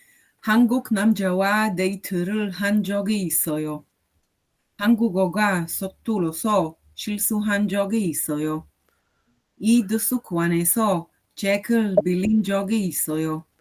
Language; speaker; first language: Korean; non-native, learner; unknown